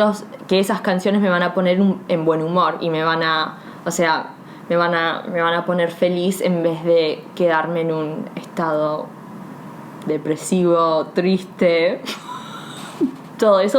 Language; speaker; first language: Spanish; early bilingual, heritage; Spanish